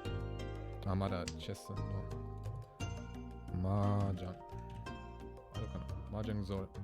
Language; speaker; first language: Japanese; non-native, learner; German